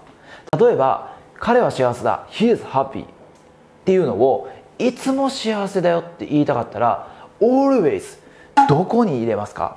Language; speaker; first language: Japanese; native; Japanese